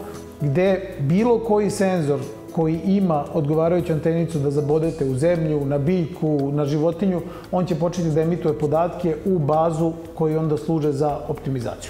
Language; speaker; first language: Serbian; native; Serbian